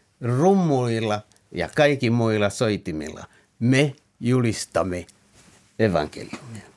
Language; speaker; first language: Finnish; non-native, fluent; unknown